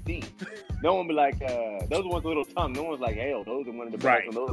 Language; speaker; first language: English; native; English